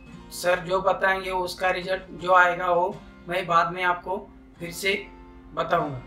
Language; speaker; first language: Hindi; non-native, local second language; Marathi